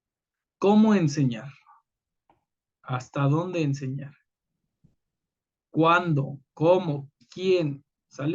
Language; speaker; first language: Spanish; native; Spanish